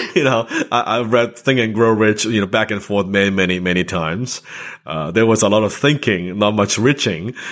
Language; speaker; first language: English; non-native, local second language; Cantonese